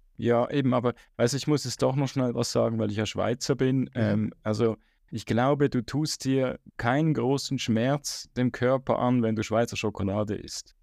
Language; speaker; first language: German; native; German